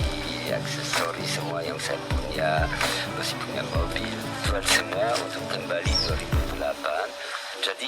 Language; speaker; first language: Indonesian; non-native, learner; French